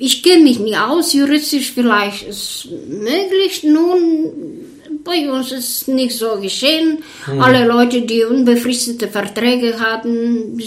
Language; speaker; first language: German; non-native, fluent; Bulgarian